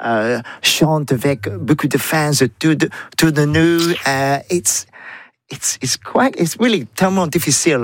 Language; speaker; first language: French; non-native, learner; English